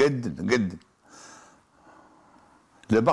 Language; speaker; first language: Arabic; native; Arabic